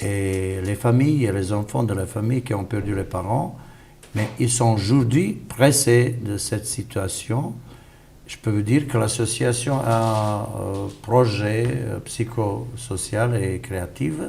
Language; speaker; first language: French; non-native, fluent; Bosnian